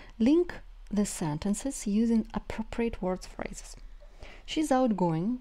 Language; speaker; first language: English; non-native, fluent; Russian